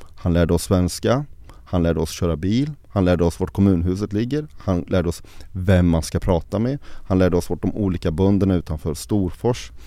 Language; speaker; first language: Swedish; early bilingual, other home language; Arabic